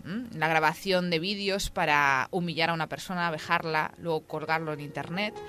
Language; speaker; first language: Spanish; native; Spanish